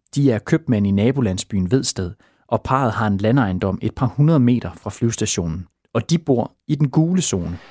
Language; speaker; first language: Danish; native; Danish